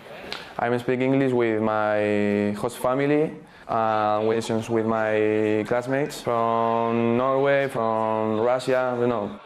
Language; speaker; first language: English; non-native, learner; Spanish